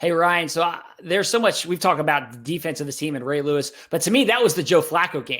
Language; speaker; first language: English; native; English